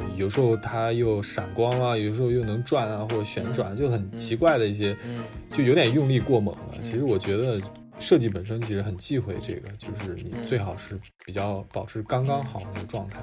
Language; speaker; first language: Chinese; native; Chinese